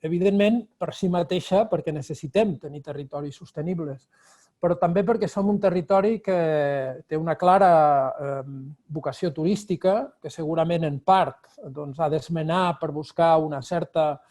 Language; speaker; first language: Catalan; non-native, local second language; Occitan